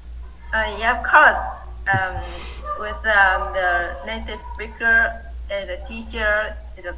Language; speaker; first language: English; non-native, learner; Vietnamese